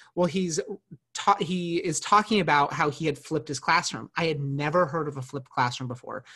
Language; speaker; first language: English; native; English